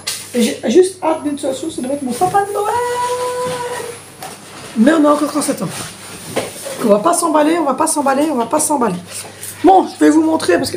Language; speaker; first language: French; native; French